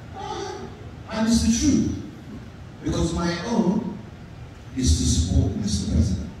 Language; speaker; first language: English; native; English